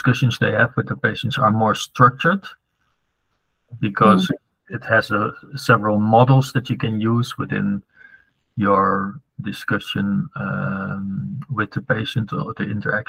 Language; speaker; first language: English; non-native, fluent; Dutch